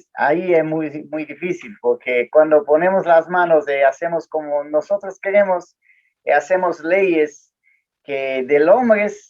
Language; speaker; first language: Spanish; non-native, learner; Portuguese